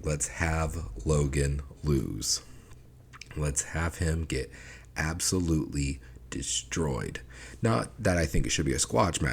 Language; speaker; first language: English; native; English